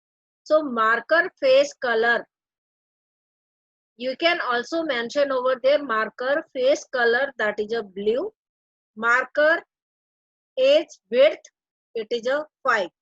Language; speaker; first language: English; non-native, local second language; Hindi